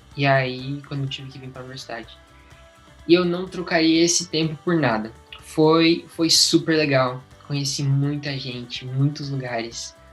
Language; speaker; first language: Portuguese; early bilingual, heritage; Portuguese